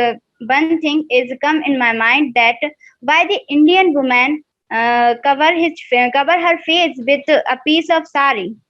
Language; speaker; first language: English; non-native, learner; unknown